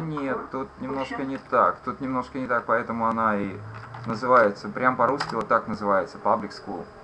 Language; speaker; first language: Russian; native; Russian